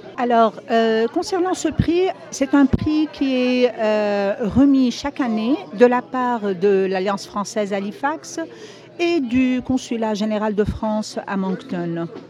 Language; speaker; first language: French; non-native, local second language; Arabic